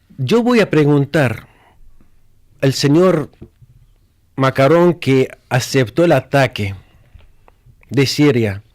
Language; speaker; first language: Spanish; non-native, fluent; Arabic